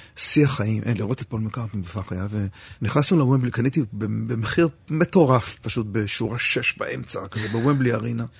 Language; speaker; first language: Hebrew; native; Hebrew